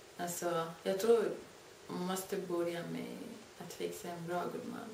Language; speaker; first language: Swedish; non-native, fluent; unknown